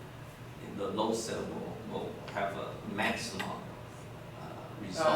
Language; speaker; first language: English; non-native, fluent; Chinese